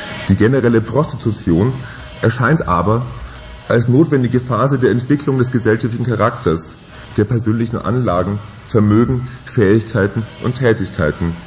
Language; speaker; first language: German; native; German